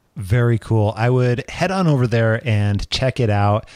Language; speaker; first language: English; native; English